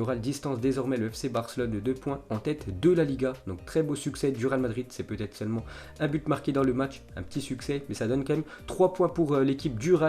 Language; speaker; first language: French; native; French